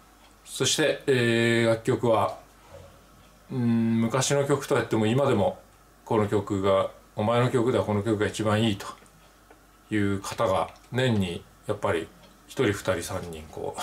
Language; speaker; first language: Japanese; native; Japanese